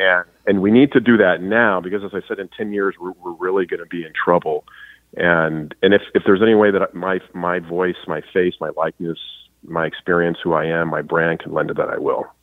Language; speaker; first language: English; native; English